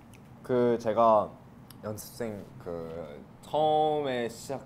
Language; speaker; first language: Korean; non-native, fluent; English